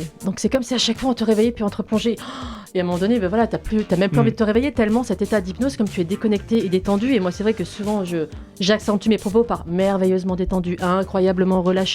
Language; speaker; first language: French; native; French